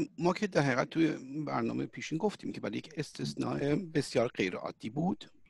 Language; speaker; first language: Persian; early bilingual, heritage; Persian